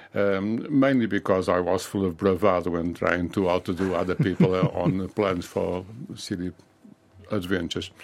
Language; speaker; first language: English; non-native, fluent; Portuguese